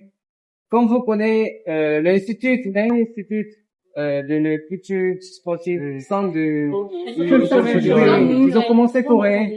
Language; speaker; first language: French; non-native, learner; Korean